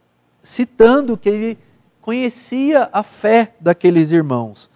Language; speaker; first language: Portuguese; native; Portuguese